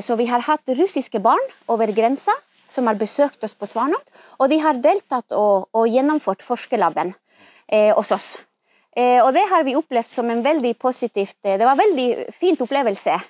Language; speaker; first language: Norwegian; non-native, fluent; Spanish